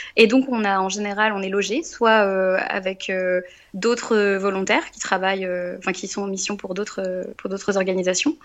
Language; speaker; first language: French; native; French